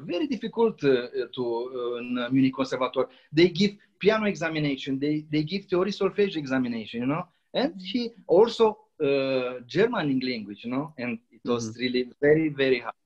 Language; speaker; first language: English; non-native, learner; Romanian